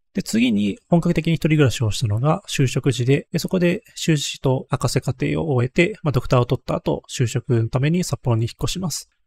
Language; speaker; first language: Japanese; native; Japanese